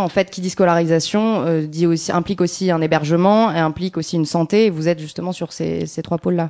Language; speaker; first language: French; native; French